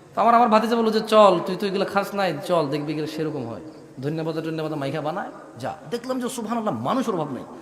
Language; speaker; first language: Bangla; early bilingual, heritage; Bangla